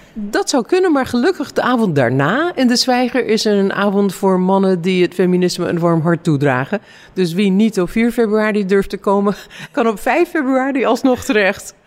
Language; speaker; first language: Dutch; non-native, fluent; English